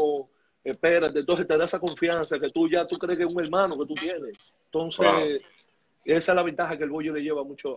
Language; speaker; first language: Spanish; native; Spanish